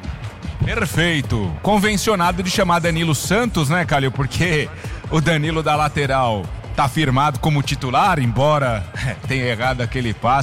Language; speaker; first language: Portuguese; native; Portuguese